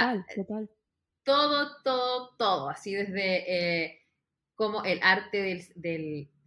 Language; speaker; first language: Spanish; native; Spanish